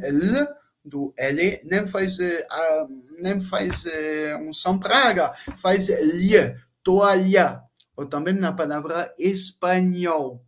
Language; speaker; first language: Portuguese; non-native, fluent; French